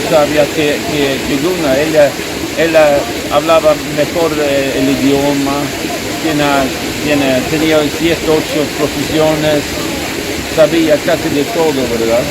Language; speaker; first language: Spanish; non-native, fluent; Swedish